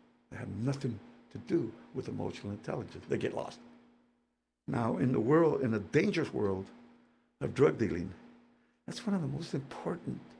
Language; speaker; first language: English; early bilingual, other home language; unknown